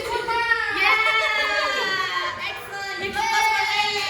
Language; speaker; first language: English; non-native, learner; Indonesian